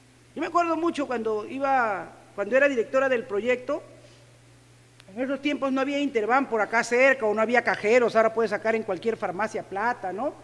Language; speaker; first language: Spanish; native; Spanish